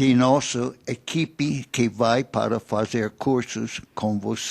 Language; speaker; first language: Portuguese; non-native, fluent; English